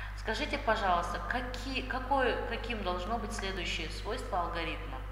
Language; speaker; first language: Russian; non-native, local second language; Kazakh